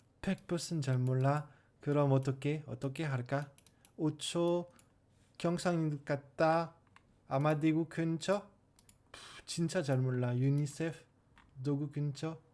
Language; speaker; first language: Korean; non-native, learner; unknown